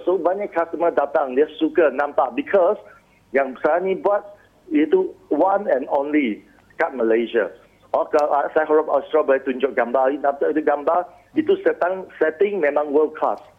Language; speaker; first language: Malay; non-native, local second language; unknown